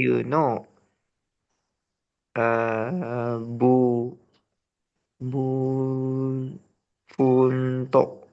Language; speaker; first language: Japanese; non-native, learner; Indonesian